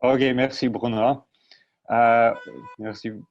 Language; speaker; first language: French; non-native, learner; Russian